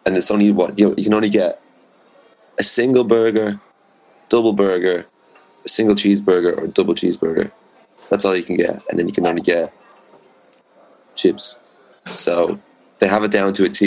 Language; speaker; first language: English; native; English